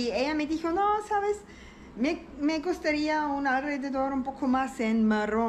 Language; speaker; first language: Spanish; non-native, learner; German